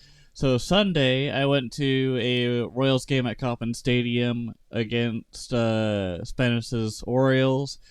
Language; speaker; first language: English; native; English